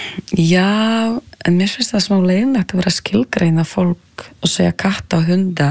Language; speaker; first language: Icelandic; non-native, learner; Polish